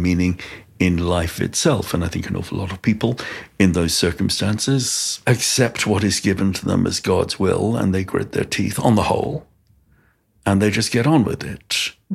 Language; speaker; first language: English; native; English